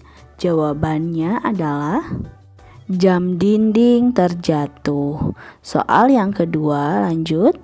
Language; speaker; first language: Indonesian; native; Indonesian